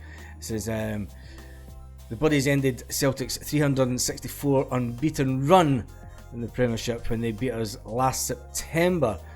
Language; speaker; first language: English; native; English